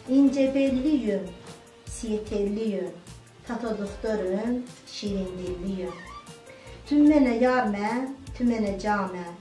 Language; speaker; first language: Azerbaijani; non-native, local second language; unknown